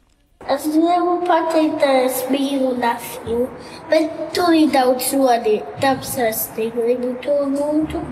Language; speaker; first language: Latvian; early bilingual, heritage; Latvian